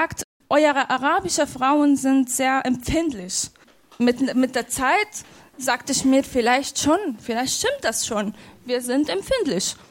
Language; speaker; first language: German; non-native, fluent; Arabic